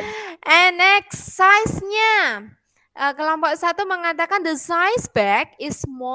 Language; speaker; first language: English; non-native, fluent; Indonesian